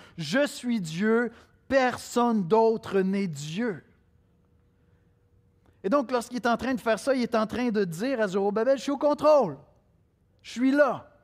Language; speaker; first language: French; native; French